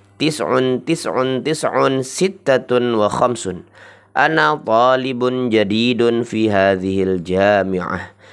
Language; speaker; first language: Arabic; non-native, learner; Indonesian